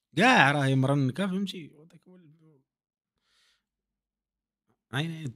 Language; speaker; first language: Arabic; native; Arabic